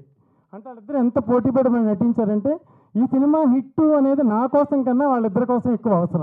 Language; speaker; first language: Telugu; native; Telugu